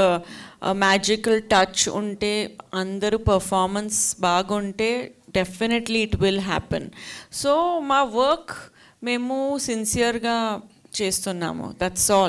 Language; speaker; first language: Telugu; non-native, learner; Hindi